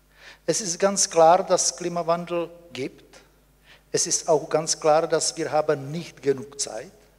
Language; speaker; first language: German; non-native, fluent; Czech